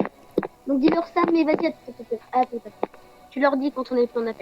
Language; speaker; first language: French; native; French